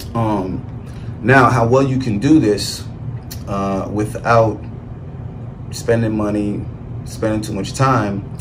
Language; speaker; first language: English; native; English